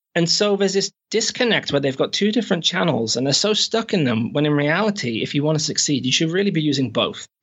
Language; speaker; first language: English; native; English